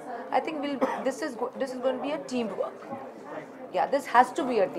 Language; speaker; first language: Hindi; native; Hindi